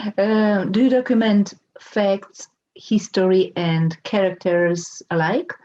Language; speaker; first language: English; non-native, fluent; Romanian